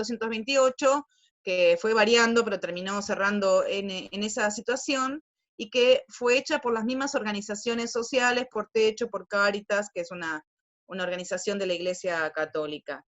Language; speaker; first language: Spanish; native; Spanish